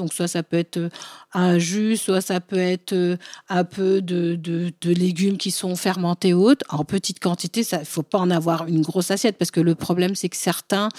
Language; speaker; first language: French; early bilingual, other home language; Bambara